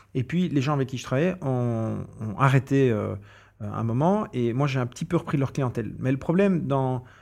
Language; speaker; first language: French; non-native, fluent; English